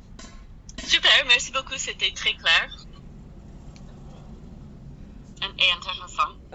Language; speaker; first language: French; non-native, learner; English